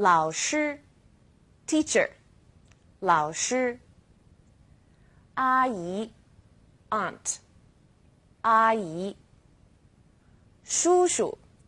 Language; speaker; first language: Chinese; non-native, fluent; English